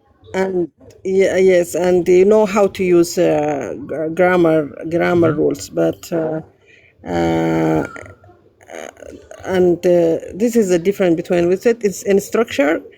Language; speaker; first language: English; non-native, learner; Arabic